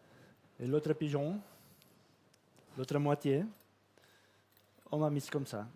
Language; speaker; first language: French; non-native, fluent; Catalan